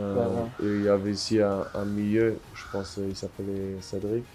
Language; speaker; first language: French; non-native, fluent; German